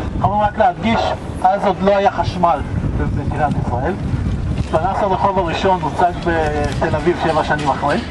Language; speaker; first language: Hebrew; early bilingual, other home language; Russian